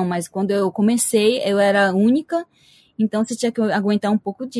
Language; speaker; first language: Portuguese; early bilingual, heritage; Portuguese